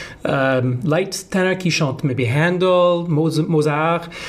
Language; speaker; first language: English; native; English